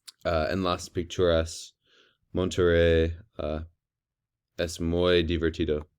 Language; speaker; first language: Spanish; non-native, learner; English